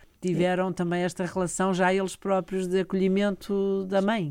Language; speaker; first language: Portuguese; native; Portuguese